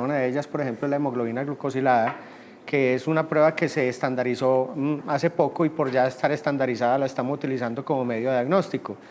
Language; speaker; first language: Spanish; native; Spanish